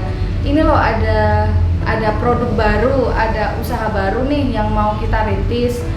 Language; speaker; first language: Indonesian; native; Indonesian